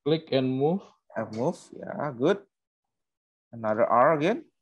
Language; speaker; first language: English; non-native, learner; Indonesian